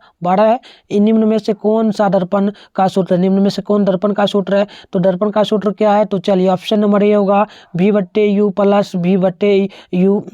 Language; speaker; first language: Hindi; native; Hindi